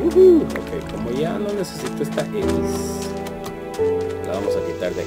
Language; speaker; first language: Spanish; early bilingual, heritage; Spanish